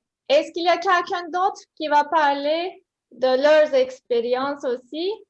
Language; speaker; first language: French; non-native, fluent; Turkish